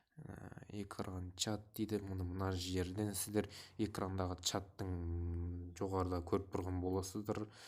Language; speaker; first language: Kazakh; non-native, local second language; Russian